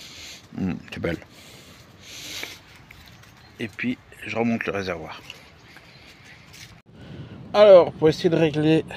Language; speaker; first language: French; native; French